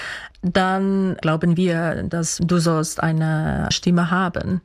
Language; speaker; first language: German; non-native, fluent; Dutch